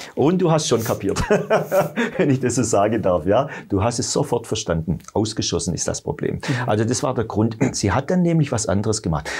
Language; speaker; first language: German; native; German